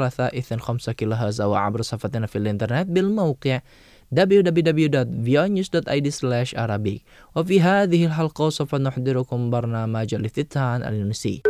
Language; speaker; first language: Arabic; non-native, fluent; Indonesian